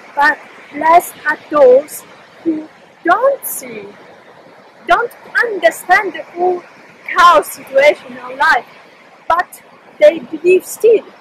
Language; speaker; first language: English; non-native, fluent; Polish